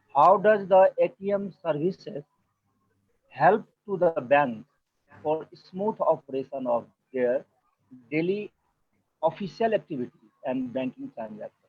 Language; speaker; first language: English; non-native, local second language; Nepali